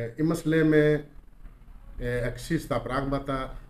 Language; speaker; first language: Greek; non-native, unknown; Urdu